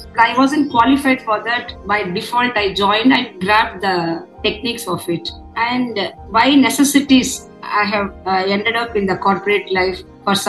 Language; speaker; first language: English; non-native, local second language; Tamil